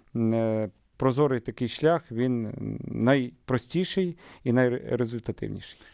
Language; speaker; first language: Ukrainian; native; Ukrainian